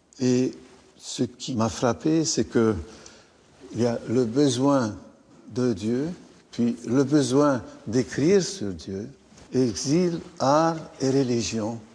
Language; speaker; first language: French; native; French